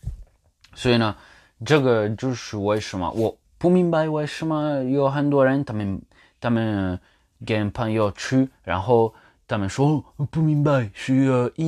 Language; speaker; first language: Chinese; non-native, learner; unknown